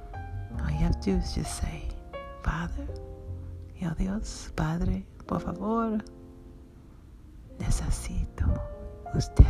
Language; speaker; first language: Spanish; non-native, learner; English